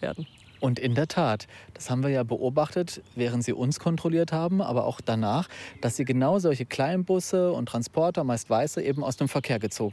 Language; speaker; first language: German; native; German